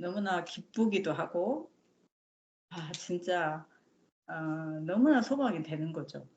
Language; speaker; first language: Korean; native; Korean